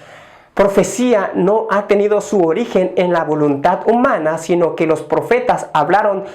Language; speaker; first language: Spanish; native; Spanish